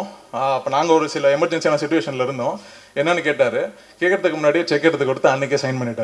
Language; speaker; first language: Tamil; native; Tamil